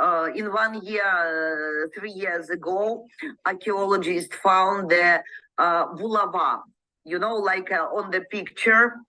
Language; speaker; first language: English; non-native, learner; Ukrainian